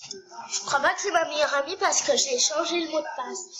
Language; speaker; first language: French; native; French